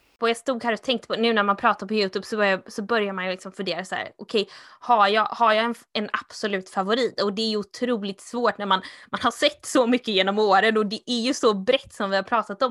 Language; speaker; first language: Swedish; native; Swedish